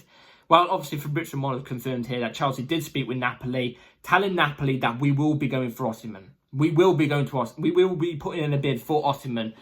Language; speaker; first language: English; native; English